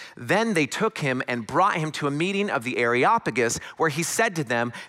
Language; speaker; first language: English; native; English